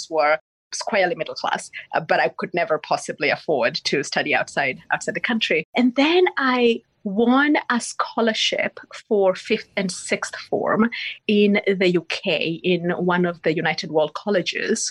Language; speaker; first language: English; non-native, local second language; Gusii